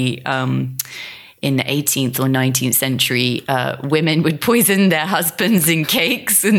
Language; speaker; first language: English; native; English